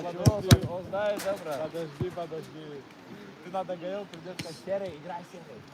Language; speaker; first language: Russian; non-native, local second language; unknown